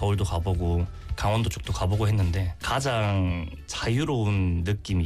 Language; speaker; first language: Korean; native; Korean